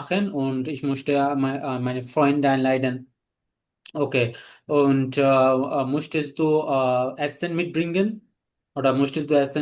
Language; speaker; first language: German; non-native, fluent; Bangla